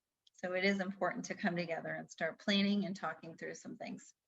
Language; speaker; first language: English; native; English